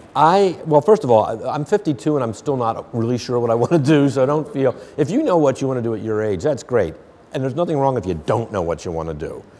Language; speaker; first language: English; native; English